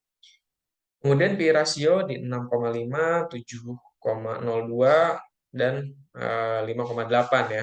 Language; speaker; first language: Indonesian; native; Indonesian